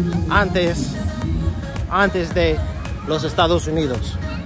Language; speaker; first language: Spanish; non-native, learner; English